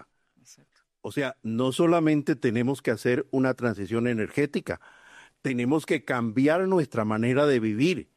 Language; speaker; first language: Spanish; native; Spanish